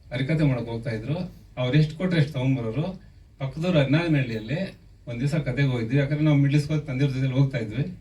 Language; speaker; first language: Kannada; native; Kannada